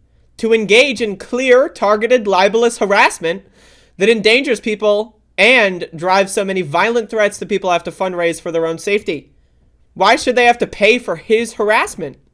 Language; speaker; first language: English; native; English